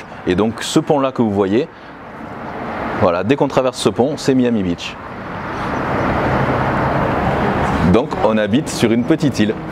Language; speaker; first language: French; native; French